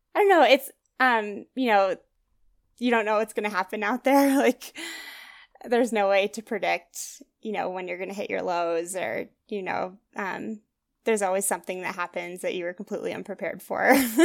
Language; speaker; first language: English; native; English